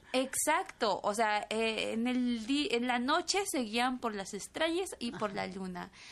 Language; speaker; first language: Spanish; non-native, local second language; Tzotzil